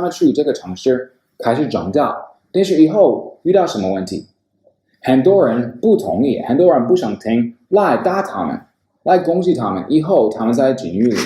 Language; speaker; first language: Chinese; non-native, fluent; English